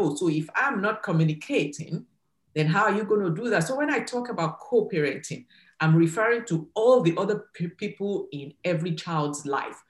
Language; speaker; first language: English; non-native, local second language; Yoruba